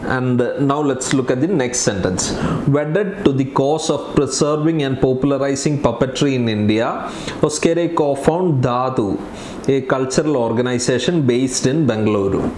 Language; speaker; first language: English; non-native, local second language; Malayalam